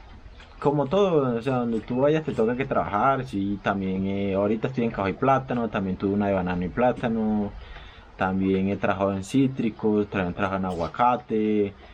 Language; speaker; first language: Spanish; native; Spanish